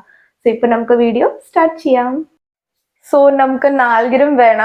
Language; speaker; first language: Malayalam; non-native, learner; Hindi